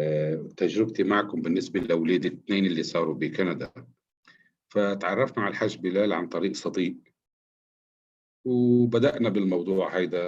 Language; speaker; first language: Arabic; native; Arabic